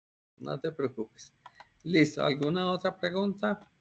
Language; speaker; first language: Spanish; native; Spanish